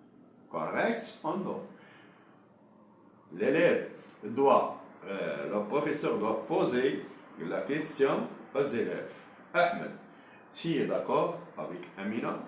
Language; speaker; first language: French; non-native, local second language; Arabic